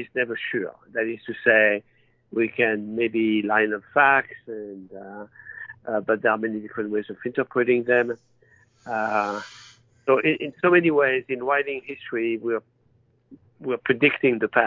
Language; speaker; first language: English; non-native, fluent; French